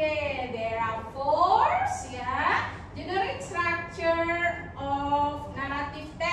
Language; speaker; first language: English; non-native, learner; Indonesian